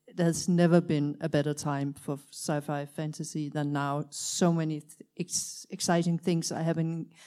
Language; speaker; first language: English; non-native, fluent; Danish